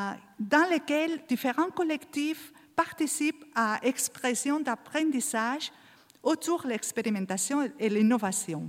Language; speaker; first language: French; non-native, learner; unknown